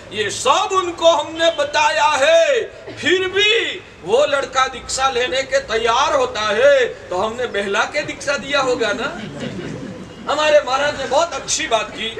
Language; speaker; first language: Hindi; non-native, local second language; Gujarati